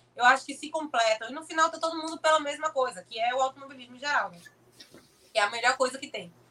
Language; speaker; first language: Portuguese; native; Portuguese